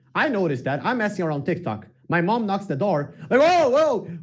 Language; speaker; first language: English; non-native, fluent; Portuguese